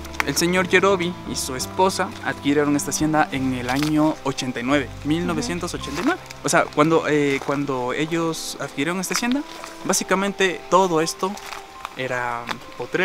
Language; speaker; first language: Spanish; native; Spanish